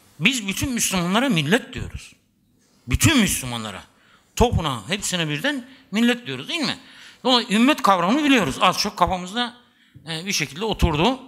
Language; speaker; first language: Turkish; native; Turkish